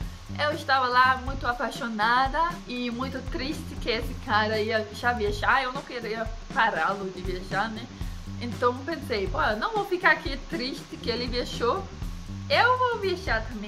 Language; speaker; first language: Portuguese; non-native, fluent; Danish